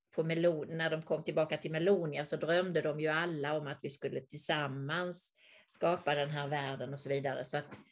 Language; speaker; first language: Swedish; native; Swedish